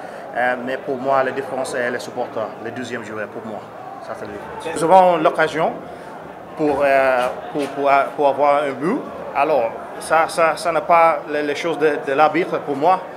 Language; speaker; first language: French; non-native, learner; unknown